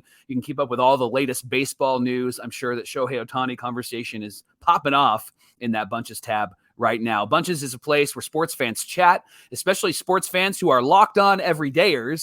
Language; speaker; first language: English; native; English